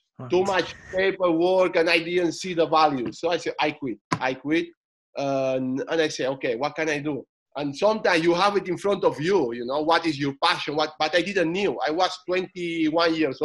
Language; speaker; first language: English; non-native, fluent; Spanish